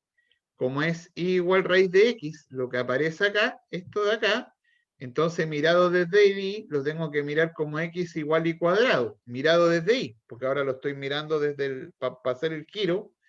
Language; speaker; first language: Spanish; native; Spanish